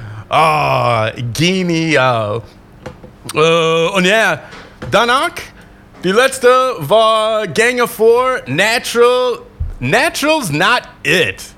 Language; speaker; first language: German; non-native, fluent; English